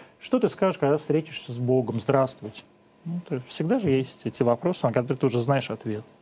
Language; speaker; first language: Russian; native; Russian